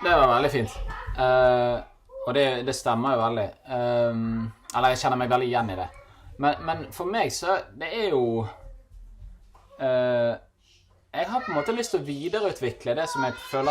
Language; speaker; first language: Norwegian; native; Norwegian